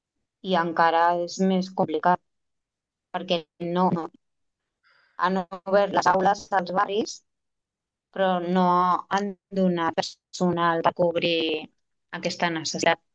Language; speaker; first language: Catalan; non-native, local second language; Spanish